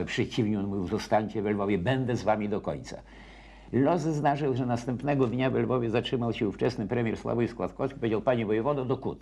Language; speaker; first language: Polish; native; Polish